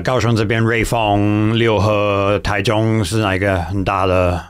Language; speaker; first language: Chinese; non-native, fluent; English